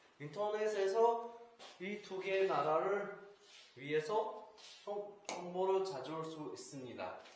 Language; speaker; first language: Korean; non-native, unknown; Uzbek